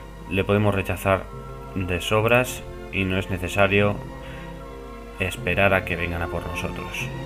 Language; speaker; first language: Spanish; native; Spanish